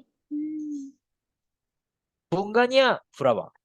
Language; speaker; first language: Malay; non-native, learner; Japanese